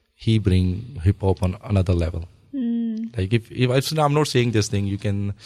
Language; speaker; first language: English; non-native, local second language; Punjabi